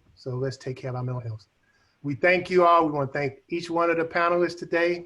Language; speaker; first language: English; native; English